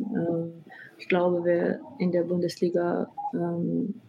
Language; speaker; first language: German; non-native, fluent; Slovenian